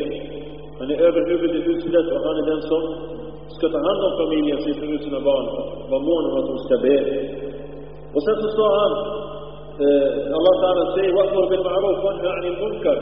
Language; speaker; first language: Swedish; early bilingual, other home language; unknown